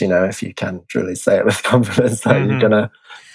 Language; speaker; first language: English; native; English